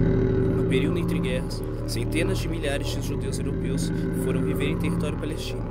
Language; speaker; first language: Portuguese; native; Portuguese